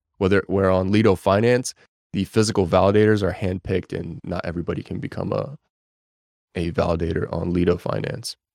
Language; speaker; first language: English; early bilingual, other home language; Bulgarian